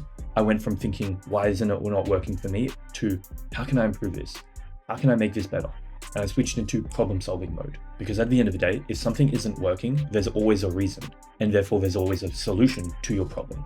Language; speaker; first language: English; native; English